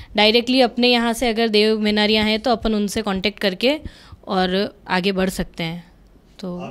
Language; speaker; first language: Hindi; native; Hindi